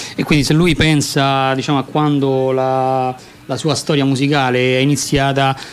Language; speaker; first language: Italian; native; Italian